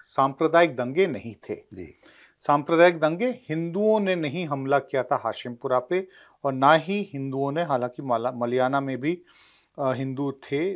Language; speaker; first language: Hindi; native; Hindi